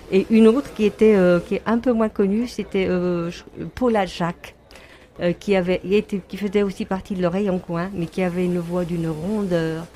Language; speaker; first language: French; native; French